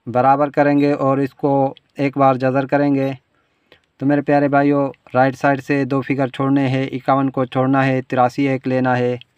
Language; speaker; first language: Urdu; non-native, local second language; Punjabi